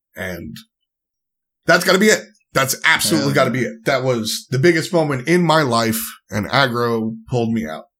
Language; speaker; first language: English; native; English